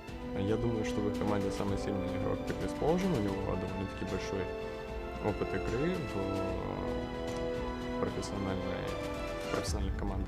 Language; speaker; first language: Russian; native; Russian